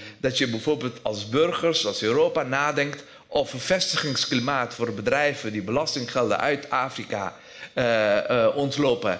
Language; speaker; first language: Dutch; non-native, fluent; Persian